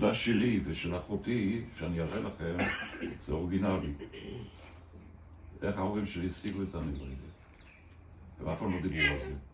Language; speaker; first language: Hebrew; early bilingual, other home language; German